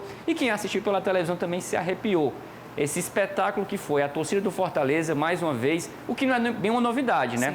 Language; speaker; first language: Portuguese; native; Portuguese